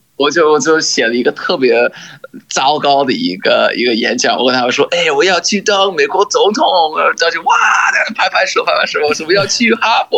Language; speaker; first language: Chinese; non-native, fluent; English